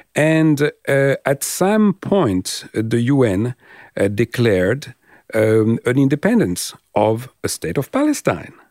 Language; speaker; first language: English; non-native, fluent; French